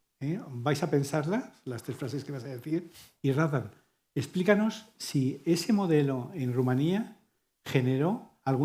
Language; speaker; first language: Spanish; native; Spanish